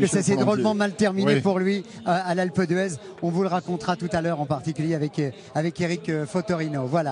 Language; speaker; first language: French; native; French